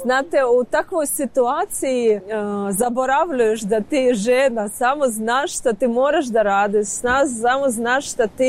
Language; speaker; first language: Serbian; non-native, learner; Ukrainian